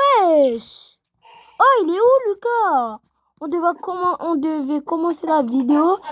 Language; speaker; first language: French; native; French